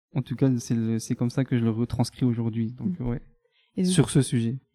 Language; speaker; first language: French; native; French